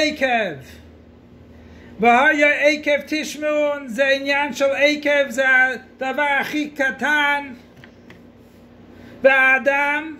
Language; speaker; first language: Hebrew; non-native, fluent; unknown